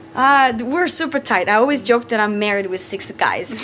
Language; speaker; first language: English; non-native, fluent; Italian